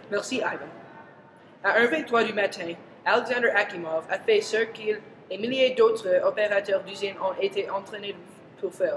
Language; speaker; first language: French; non-native, learner; English